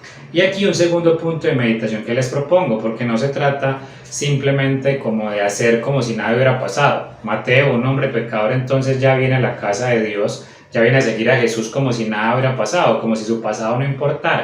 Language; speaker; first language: Spanish; native; Spanish